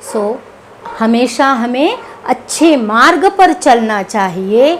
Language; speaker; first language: Hindi; non-native, local second language; Kannada